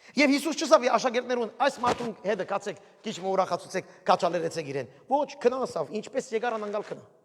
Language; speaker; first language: Armenian; early bilingual, heritage; Armenian